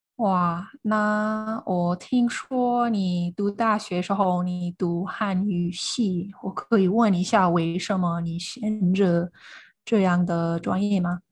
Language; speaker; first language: Chinese; non-native, fluent; English